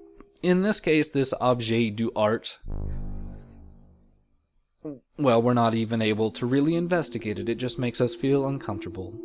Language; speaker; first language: English; native; English